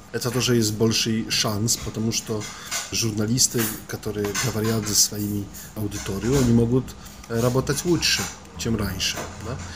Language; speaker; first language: Russian; non-native, fluent; Polish